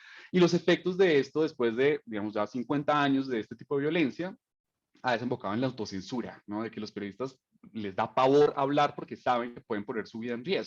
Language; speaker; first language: Spanish; native; Spanish